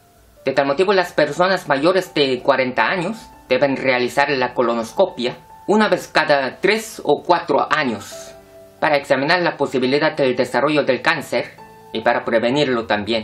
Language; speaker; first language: Spanish; non-native, fluent; Korean